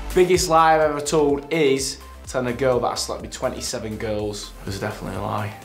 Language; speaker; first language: English; native; English